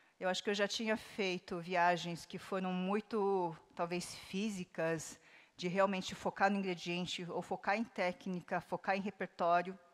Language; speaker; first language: Portuguese; native; Portuguese